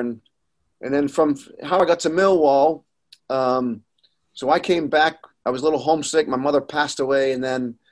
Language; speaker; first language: English; native; English